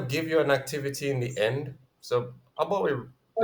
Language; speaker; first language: English; native; English